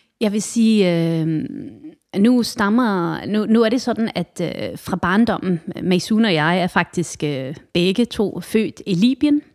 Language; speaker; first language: Danish; early bilingual, other home language; Arabic